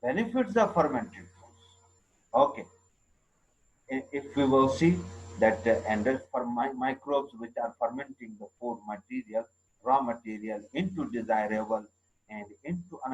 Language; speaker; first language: English; non-native, local second language; Urdu